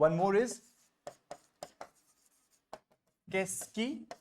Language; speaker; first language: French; non-native, fluent; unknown